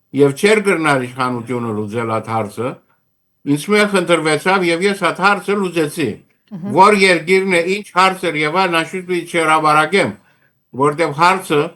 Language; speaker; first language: Armenian; early bilingual, heritage; Armenian